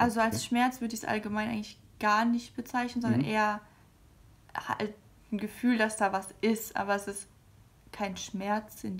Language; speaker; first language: German; native; German